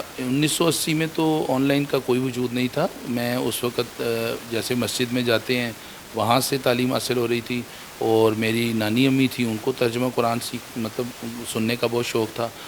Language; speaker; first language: Urdu; native; Urdu